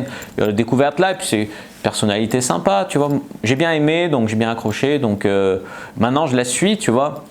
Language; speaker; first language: French; native; French